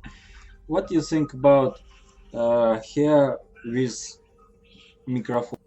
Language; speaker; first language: English; non-native, learner; Russian